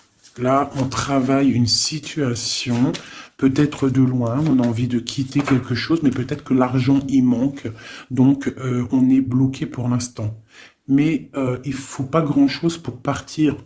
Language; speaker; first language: French; native; French